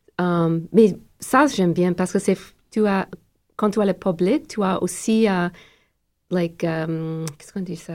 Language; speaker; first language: French; non-native, learner; English